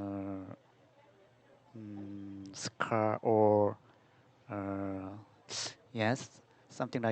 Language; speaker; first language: English; non-native, learner; Korean